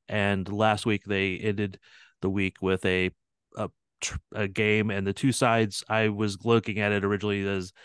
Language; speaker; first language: English; native; English